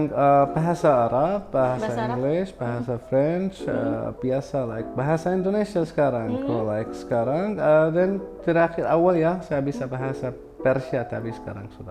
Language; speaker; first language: Indonesian; non-native, learner; Arabic